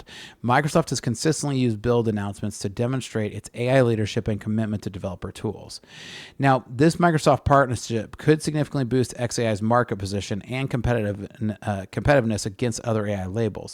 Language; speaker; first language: English; native; English